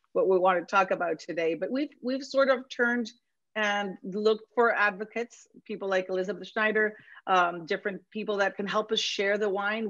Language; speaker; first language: English; non-native, fluent; Spanish